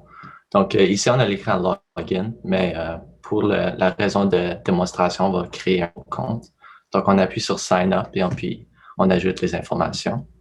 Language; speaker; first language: French; native; French